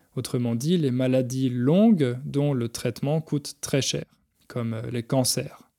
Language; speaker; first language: French; native; French